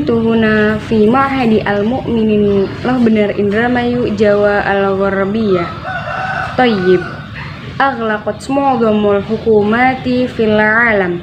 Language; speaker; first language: Arabic; non-native, learner; Indonesian